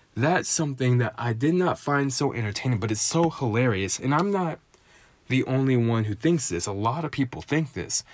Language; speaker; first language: English; native; English